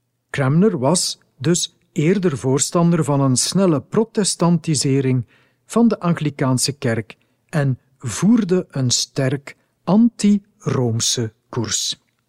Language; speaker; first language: Dutch; native; Dutch